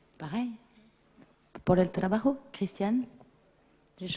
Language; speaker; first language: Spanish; non-native, fluent; French